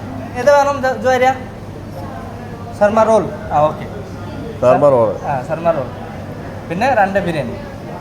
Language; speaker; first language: Malayalam; non-native, learner; Bangla